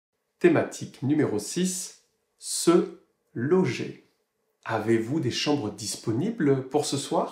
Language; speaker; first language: French; native; French